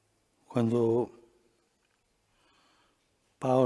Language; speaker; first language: Italian; non-native, fluent; Spanish